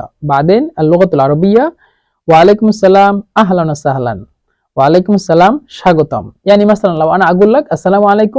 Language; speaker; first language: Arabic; non-native, fluent; Bangla